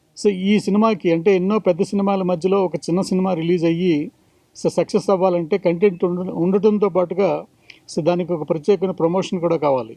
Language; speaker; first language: Telugu; native; Telugu